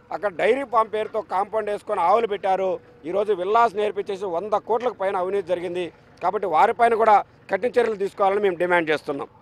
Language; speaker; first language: Telugu; native; Telugu